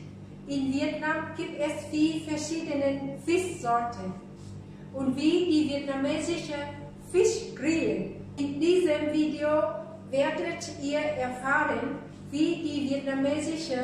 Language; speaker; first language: German; non-native, fluent; Vietnamese